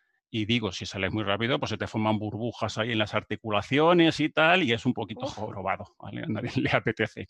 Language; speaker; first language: Spanish; native; Spanish